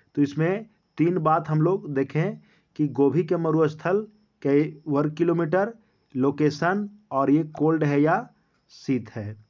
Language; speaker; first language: Hindi; native; Hindi